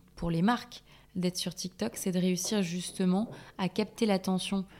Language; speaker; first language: French; native; French